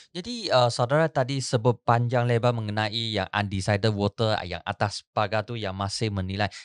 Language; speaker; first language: Malay; non-native, local second language; Chinese